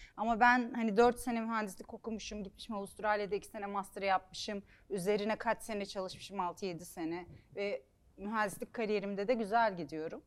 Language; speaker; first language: Turkish; native; Turkish